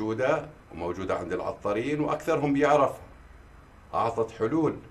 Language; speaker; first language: Arabic; native; Arabic